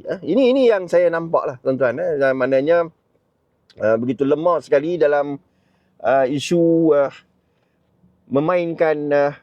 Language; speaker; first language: Malay; native; Malay